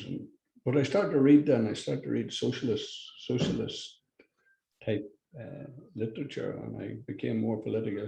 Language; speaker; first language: English; native; English